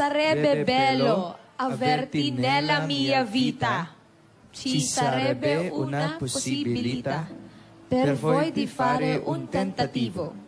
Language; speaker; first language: Italian; non-native, learner; Filipino